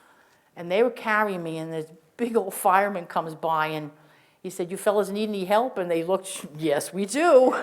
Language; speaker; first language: English; native; English